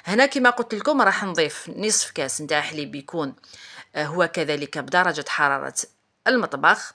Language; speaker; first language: Arabic; native; Arabic